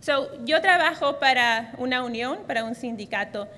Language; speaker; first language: Spanish; early bilingual, heritage; Spanish